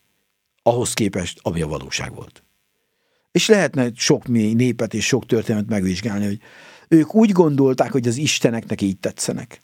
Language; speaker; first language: Hungarian; native; Hungarian